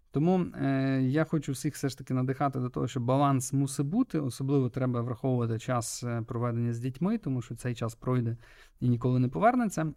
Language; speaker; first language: Ukrainian; native; Ukrainian